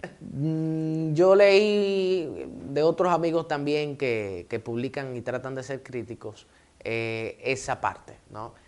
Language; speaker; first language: Spanish; native; Spanish